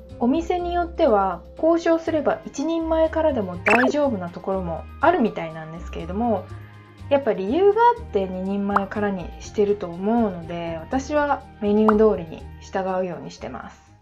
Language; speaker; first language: Japanese; native; Japanese